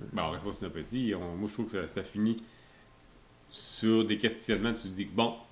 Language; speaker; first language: French; native; French